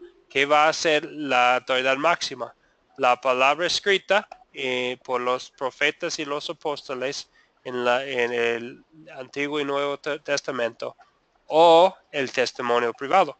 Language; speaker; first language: Spanish; non-native, fluent; English